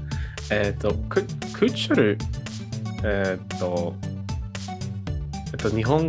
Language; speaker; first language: Japanese; non-native, learner; German